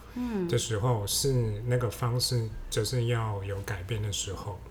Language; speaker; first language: Chinese; non-native, fluent; Cantonese